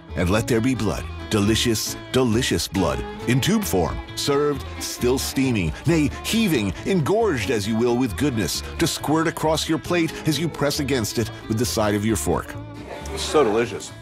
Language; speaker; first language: English; native; English